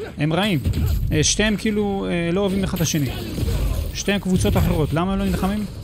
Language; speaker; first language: Hebrew; native; Hebrew